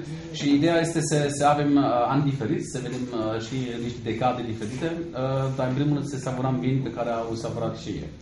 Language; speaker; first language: Romanian; non-native, fluent; German